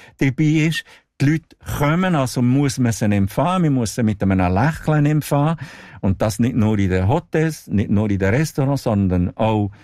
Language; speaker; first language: German; non-native, local second language; Italian